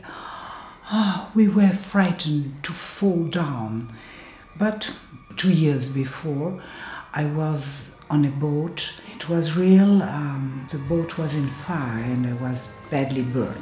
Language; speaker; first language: English; non-native, learner; French